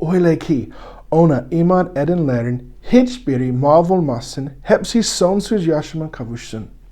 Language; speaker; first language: Turkish; non-native, learner; English